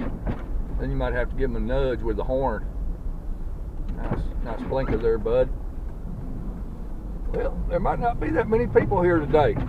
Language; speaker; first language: English; native; English